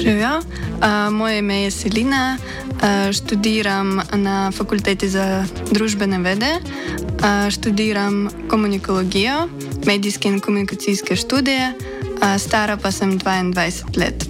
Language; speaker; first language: Slovenian; non-native, fluent; Ukrainian